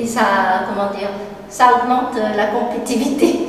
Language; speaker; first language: French; non-native, fluent; Korean